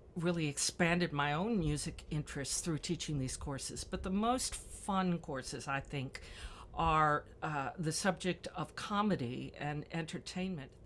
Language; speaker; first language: English; native; English